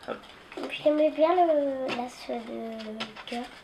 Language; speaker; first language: French; native; French